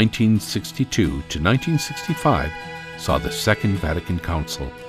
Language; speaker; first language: English; native; English